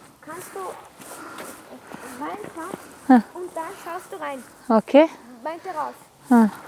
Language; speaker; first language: German; early bilingual, other home language; Turkish